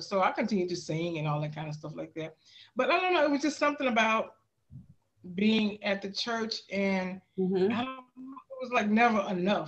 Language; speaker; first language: English; native; English